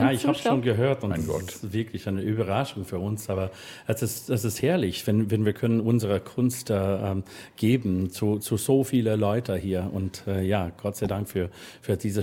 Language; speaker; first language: German; non-native, learner; English